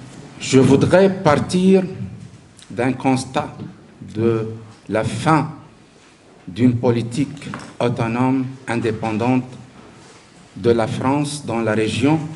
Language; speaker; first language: French; non-native, local second language; Arabic